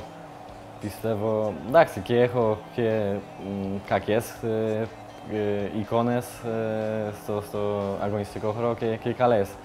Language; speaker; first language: Greek; non-native, learner; Polish